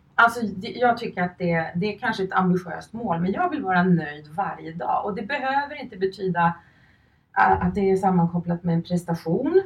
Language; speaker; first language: Swedish; early bilingual, other home language; Finnish